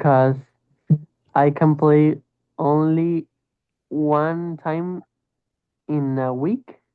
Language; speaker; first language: English; non-native, learner; Spanish